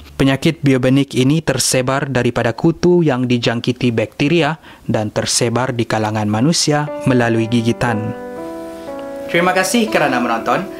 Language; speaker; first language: Malay; native; Malay